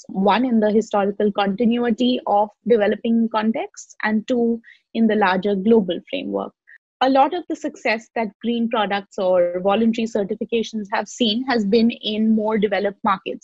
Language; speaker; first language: English; non-native, local second language; Hindi